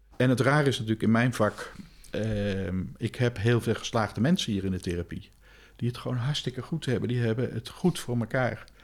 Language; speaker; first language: Dutch; native; Dutch